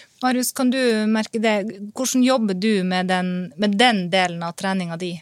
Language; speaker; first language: Norwegian; native; Norwegian